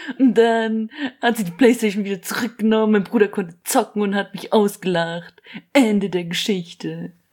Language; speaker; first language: German; native; German